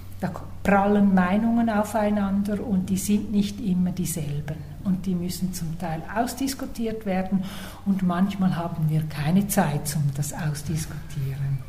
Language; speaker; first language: German; native; German